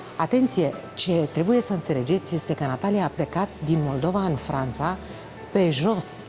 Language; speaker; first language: Romanian; native; Romanian